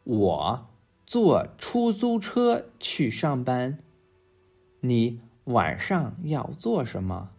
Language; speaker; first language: Chinese; non-native, fluent; English